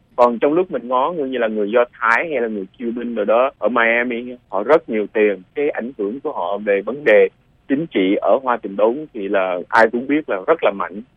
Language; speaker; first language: Vietnamese; early bilingual, other home language; English